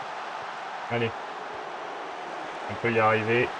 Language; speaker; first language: French; native; French